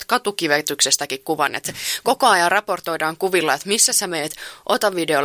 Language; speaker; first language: Finnish; native; Finnish